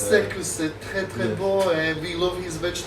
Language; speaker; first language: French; non-native, learner; Slovak